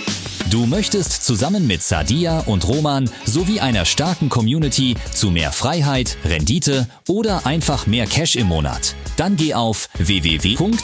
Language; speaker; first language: German; native; German